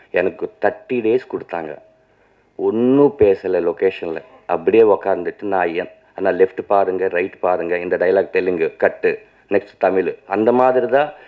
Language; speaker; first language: Tamil; non-native, learner; Telugu